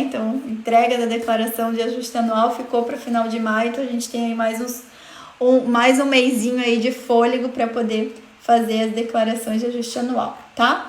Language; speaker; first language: Portuguese; native; Portuguese